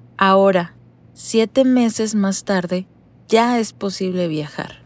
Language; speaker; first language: Spanish; native; Spanish